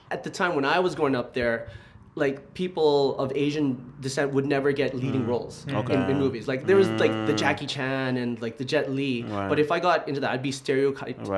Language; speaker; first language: English; native; English